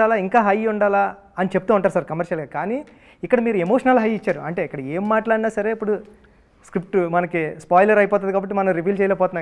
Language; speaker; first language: Telugu; native; Telugu